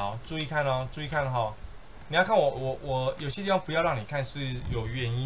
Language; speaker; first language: Chinese; native; Chinese